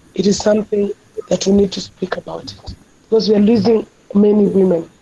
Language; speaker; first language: English; non-native, local second language; Luo (Kenya and Tanzania)